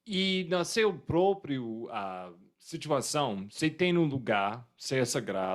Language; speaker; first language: Portuguese; non-native, fluent; English